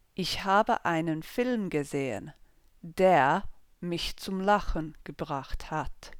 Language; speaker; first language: German; non-native, fluent; English